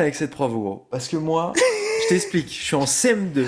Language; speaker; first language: French; native; French